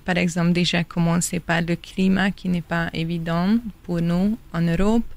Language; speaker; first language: French; non-native, fluent; Hungarian